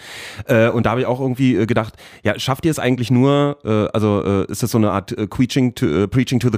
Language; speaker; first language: German; native; German